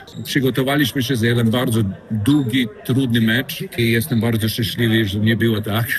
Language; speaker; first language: Polish; non-native, fluent; Serbian